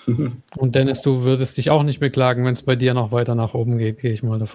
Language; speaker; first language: German; native; German